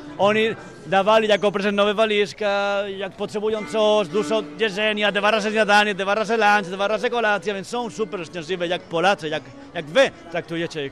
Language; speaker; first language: Polish; non-native, fluent; Spanish